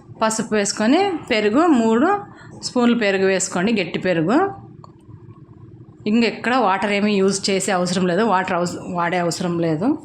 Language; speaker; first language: Telugu; native; Telugu